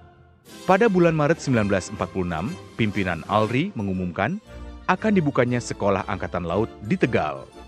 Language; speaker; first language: Indonesian; native; Indonesian